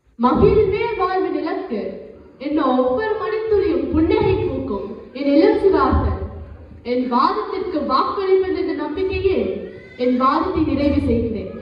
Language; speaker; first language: Tamil; early bilingual, heritage; Tamil